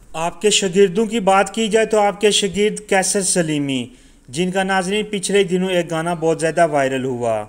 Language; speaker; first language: Urdu; non-native, local second language; Punjabi